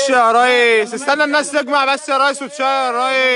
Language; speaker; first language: Arabic; native; Arabic